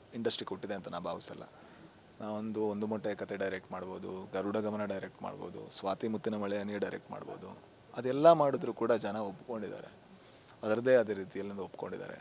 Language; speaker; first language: Kannada; non-native, local second language; Tulu